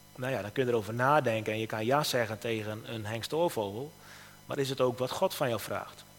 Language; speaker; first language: Dutch; native; Dutch